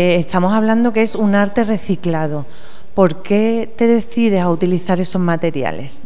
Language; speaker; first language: Spanish; native; Spanish